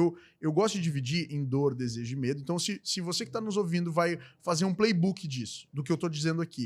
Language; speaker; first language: Portuguese; native; Portuguese